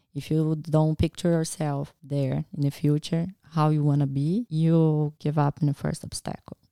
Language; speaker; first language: English; non-native, learner; Portuguese